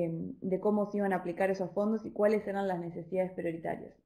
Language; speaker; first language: Spanish; native; Spanish